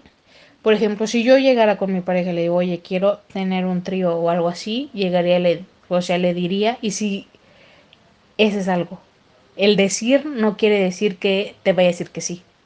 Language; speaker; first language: Spanish; native; Spanish